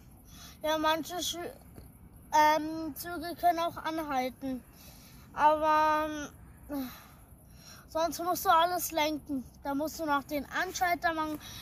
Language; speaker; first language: German; early bilingual, other home language; Urdu